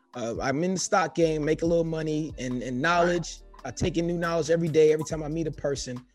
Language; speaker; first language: English; native; English